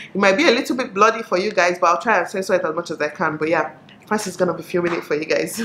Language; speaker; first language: English; non-native, local second language; Igbo